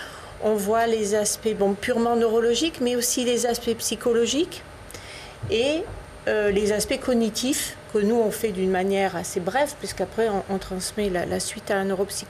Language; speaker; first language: French; native; French